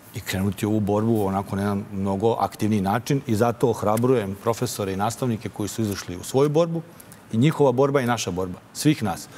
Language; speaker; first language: Serbian; native; Serbian